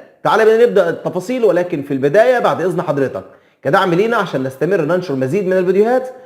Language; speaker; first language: Arabic; native; Arabic